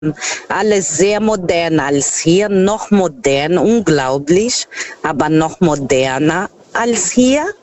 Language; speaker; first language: German; non-native, fluent; Portuguese